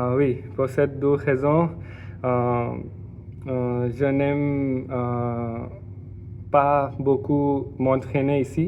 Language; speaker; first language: French; non-native, learner; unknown